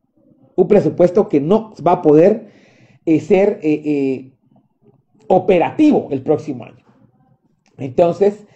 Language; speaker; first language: Spanish; native; Spanish